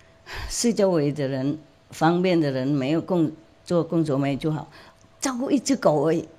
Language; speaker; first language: Chinese; non-native, fluent; Vietnamese